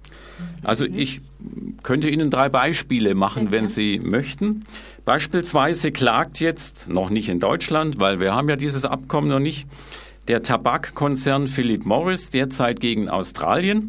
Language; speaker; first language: German; native; German